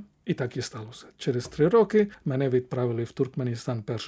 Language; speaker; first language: Ukrainian; non-native, fluent; Spanish